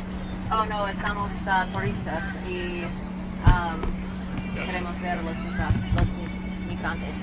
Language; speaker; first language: Spanish; non-native, learner; English